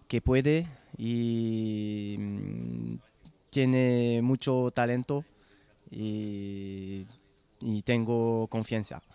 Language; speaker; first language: Spanish; non-native, learner; French